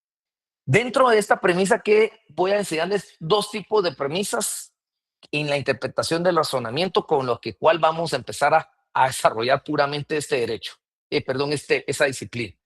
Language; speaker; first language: Spanish; native; Spanish